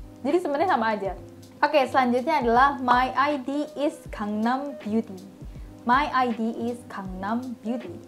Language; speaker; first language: Indonesian; native; Indonesian